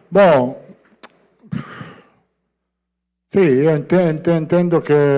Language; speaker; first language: Portuguese; non-native, fluent; Italian